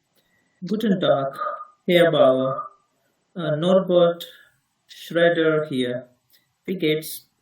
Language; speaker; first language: German; non-native, learner; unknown